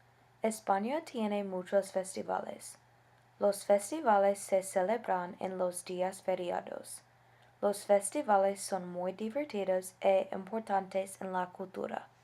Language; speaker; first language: Spanish; non-native, learner; English